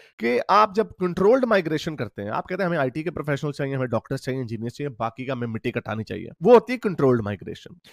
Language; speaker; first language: Urdu; native; Urdu